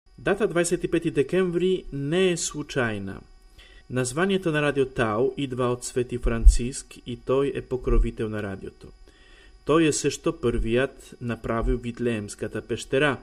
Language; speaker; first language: Bulgarian; non-native, fluent; Polish